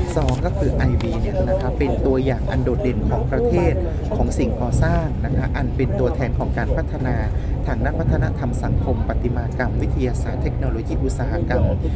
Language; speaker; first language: Thai; native; Thai